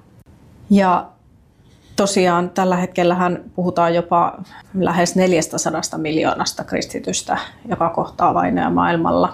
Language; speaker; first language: Finnish; native; Finnish